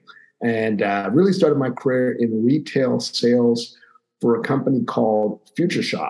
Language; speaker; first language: English; native; English